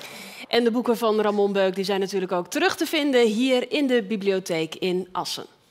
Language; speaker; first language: Dutch; native; Dutch